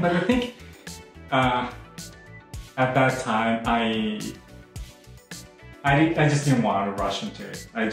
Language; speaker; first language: English; non-native, fluent; Indonesian